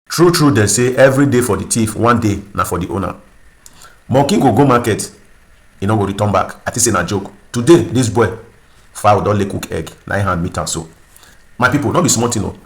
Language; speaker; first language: Nigerian Pidgin; native; Nigerian Pidgin